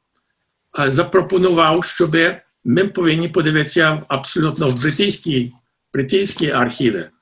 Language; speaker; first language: Ukrainian; early bilingual, heritage; Ukrainian